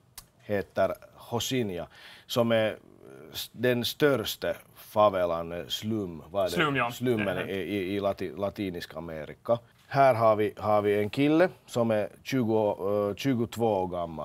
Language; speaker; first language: Swedish; non-native, local second language; Finnish